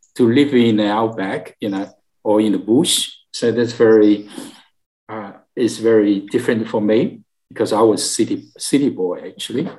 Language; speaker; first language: English; non-native, learner; Chinese